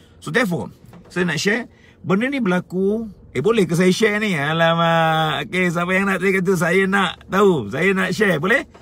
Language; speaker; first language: Malay; native; Malay